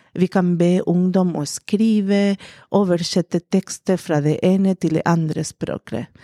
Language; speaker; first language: Norwegian; non-native, fluent; Spanish